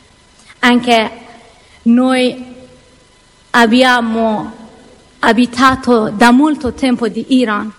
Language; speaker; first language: Italian; non-native, learner; Persian